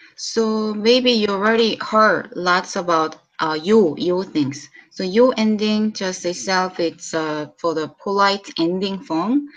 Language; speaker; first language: English; non-native, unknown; Korean